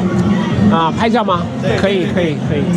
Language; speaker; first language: Chinese; non-native, fluent; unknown